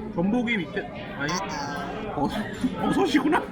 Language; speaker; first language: Korean; native; Korean